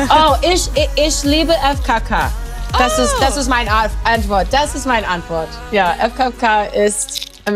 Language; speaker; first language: German; non-native, learner; English